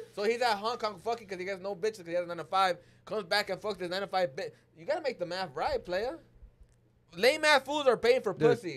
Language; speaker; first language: English; early bilingual, other home language; Spanish